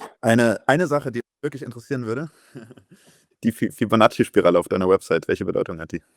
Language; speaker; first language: German; native; German